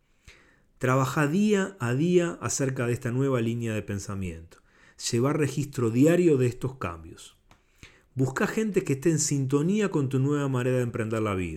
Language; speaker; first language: Spanish; native; Spanish